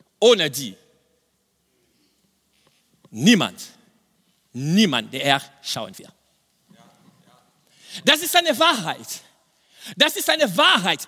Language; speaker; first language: German; non-native, fluent; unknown